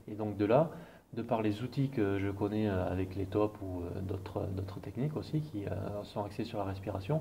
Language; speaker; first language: French; native; French